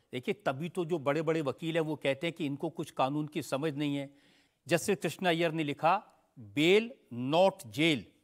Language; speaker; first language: Hindi; native; Hindi